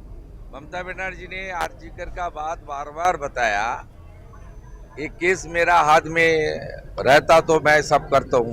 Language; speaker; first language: Hindi; non-native, local second language; Bangla